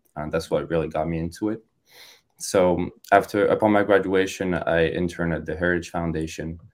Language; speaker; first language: English; non-native, fluent; French